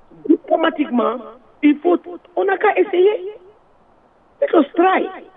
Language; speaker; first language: French; non-native, local second language; Wolof